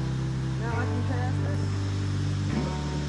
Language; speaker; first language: English; native; English